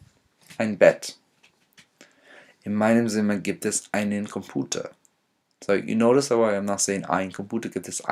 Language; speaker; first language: German; non-native, fluent; English